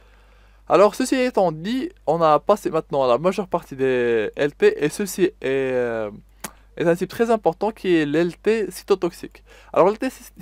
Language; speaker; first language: French; non-native, local second language; Arabic